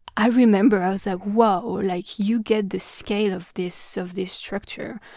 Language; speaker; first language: English; non-native, fluent; French